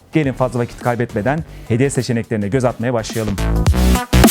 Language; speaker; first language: Turkish; native; Turkish